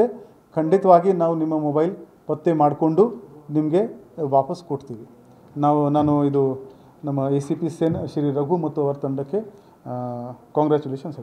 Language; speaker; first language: Kannada; non-native, local second language; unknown